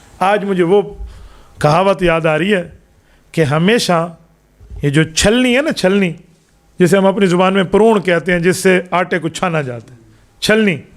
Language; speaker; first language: Urdu; non-native, local second language; Punjabi